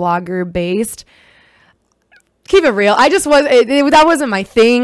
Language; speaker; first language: English; early bilingual, other home language; Russian